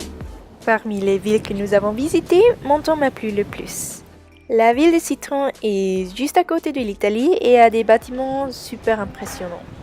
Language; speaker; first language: French; non-native, local second language; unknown